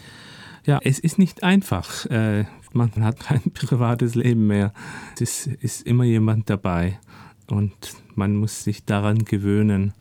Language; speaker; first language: German; early bilingual, other home language; Turkish